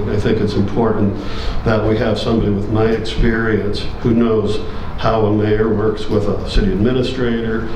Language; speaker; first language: English; native; English